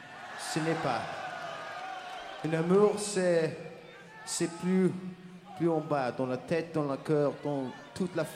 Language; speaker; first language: French; non-native, learner; English